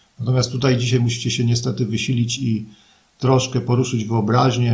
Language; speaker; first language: Polish; native; Polish